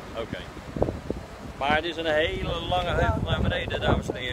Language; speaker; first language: Dutch; native; Dutch